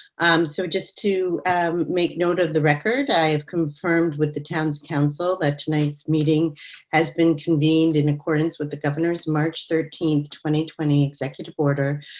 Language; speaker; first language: English; native; English